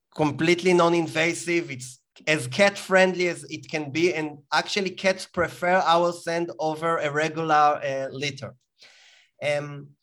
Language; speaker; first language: English; non-native, fluent; Hebrew